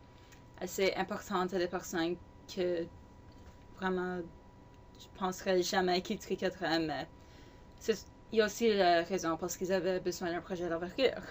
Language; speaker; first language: French; non-native, local second language; English